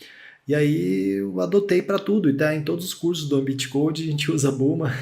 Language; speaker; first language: Portuguese; native; Portuguese